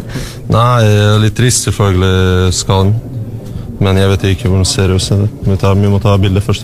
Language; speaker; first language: Norwegian; non-native, learner; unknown